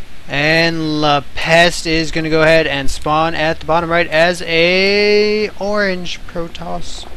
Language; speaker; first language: English; native; English